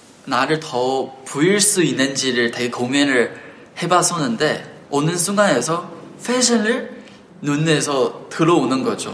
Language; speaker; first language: Korean; non-native, fluent; Chinese